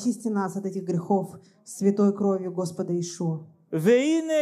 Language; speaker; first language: Russian; native; Russian